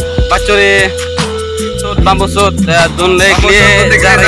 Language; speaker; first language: Hindi; non-native, local second language; Chakma